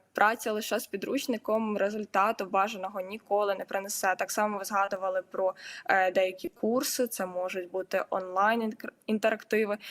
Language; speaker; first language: Ukrainian; native; Ukrainian